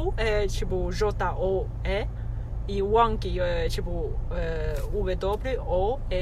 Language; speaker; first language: Portuguese; non-native, fluent; Chinese